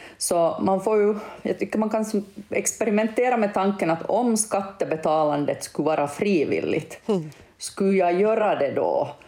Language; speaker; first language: Swedish; native; Swedish